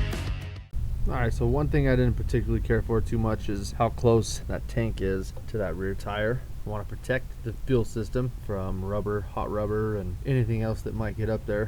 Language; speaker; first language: English; native; English